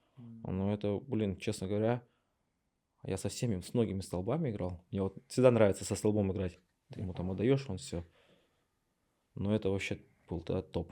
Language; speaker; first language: Russian; native; Russian